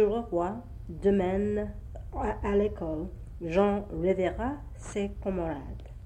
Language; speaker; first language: French; non-native, learner; English